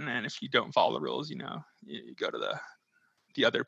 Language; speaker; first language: English; native; English